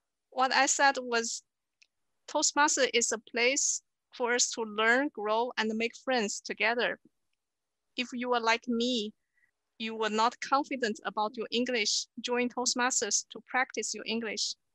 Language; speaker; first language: English; non-native, fluent; Chinese